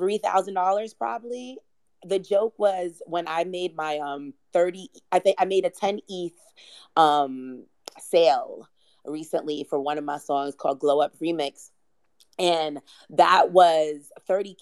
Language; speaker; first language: English; native; English